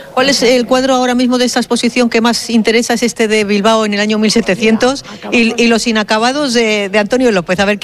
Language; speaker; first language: Spanish; native; Spanish